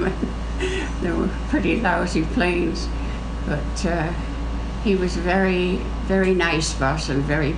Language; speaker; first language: English; native; English